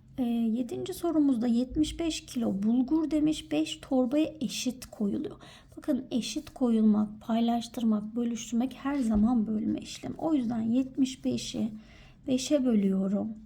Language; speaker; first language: Turkish; native; Turkish